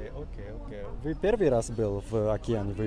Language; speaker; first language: Russian; non-native, fluent; Japanese